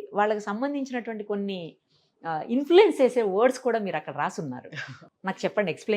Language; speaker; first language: Telugu; native; Telugu